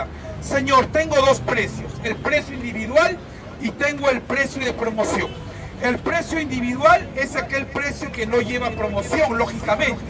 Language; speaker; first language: Spanish; native; Spanish